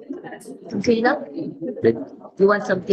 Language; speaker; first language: English; non-native, learner; Vietnamese